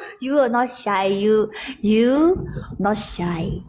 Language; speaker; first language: English; non-native, learner; Thai